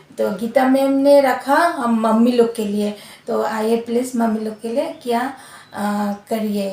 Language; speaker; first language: Hindi; non-native, local second language; Assamese